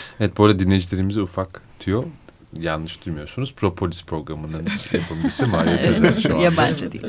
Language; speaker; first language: Turkish; native; Turkish